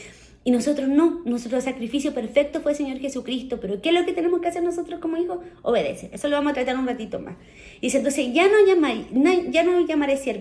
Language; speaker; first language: Spanish; native; Spanish